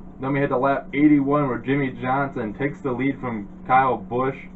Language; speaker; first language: English; native; English